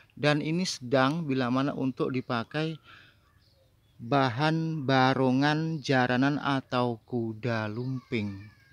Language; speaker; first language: Indonesian; native; Indonesian